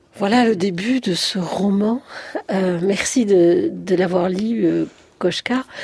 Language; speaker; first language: French; native; French